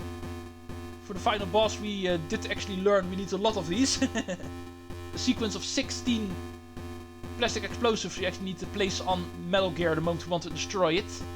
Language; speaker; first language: English; non-native, fluent; Dutch